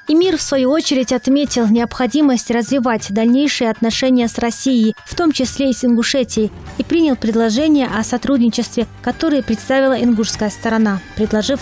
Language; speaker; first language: Russian; native; Russian